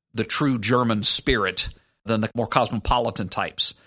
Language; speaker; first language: English; native; English